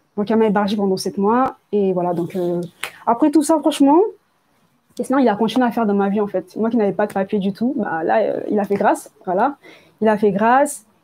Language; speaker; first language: French; early bilingual, other home language; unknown